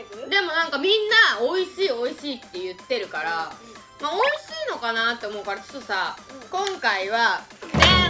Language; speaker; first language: Japanese; native; Japanese